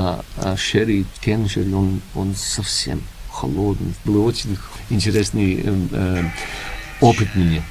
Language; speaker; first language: Russian; early bilingual, heritage; Russian